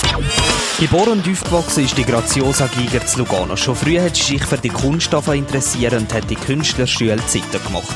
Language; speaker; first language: German; native; German